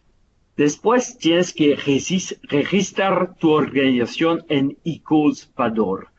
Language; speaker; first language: Spanish; non-native, fluent; Italian